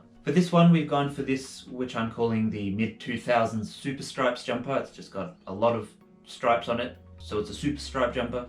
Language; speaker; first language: English; native; English